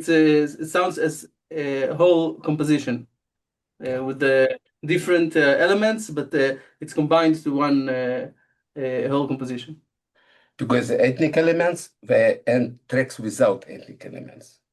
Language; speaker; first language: English; non-native, learner; Russian